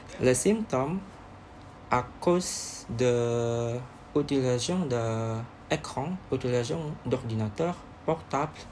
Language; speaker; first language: French; non-native, learner; Indonesian